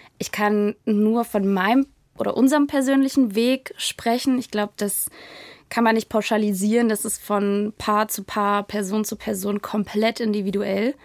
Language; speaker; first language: German; native; German